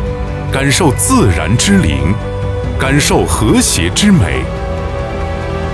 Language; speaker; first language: Chinese; native; Chinese